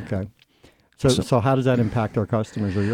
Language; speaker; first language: English; native; English